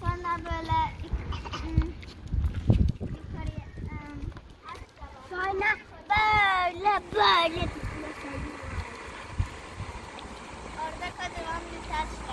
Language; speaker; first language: Turkish; early bilingual, heritage; Turkish